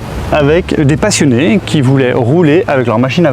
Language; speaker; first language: French; native; French